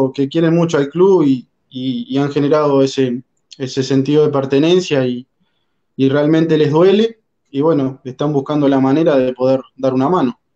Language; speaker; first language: Spanish; native; Spanish